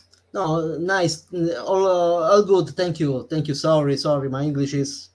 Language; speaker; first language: English; non-native, learner; Italian